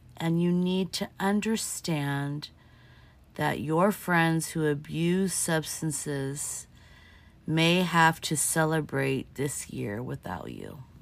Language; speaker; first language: English; early bilingual, other home language; Portuguese